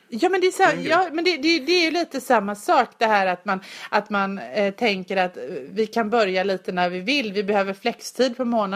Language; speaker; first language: Swedish; native; Swedish